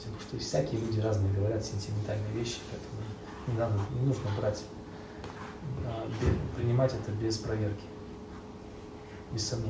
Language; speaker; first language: Russian; native; Russian